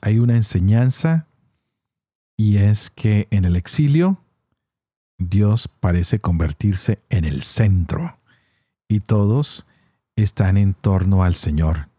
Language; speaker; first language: Spanish; native; Spanish